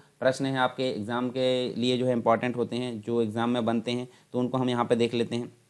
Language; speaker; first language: Hindi; native; Hindi